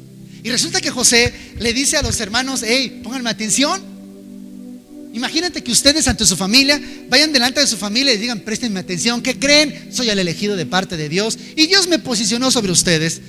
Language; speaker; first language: Spanish; native; Spanish